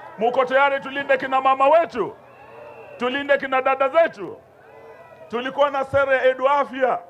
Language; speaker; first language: Swahili; non-native, local second language; Luyia